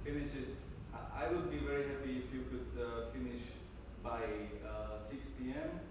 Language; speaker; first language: English; non-native, fluent; Slovak